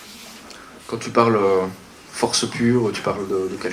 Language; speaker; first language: French; native; French